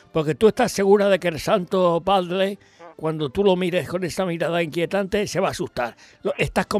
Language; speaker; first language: Spanish; native; Spanish